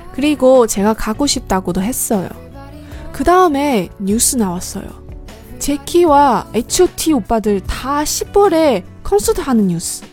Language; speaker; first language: Korean; non-native, fluent; Chinese